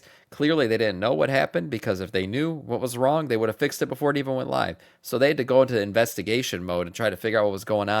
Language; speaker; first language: English; native; English